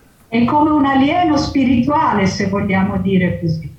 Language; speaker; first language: Italian; native; Italian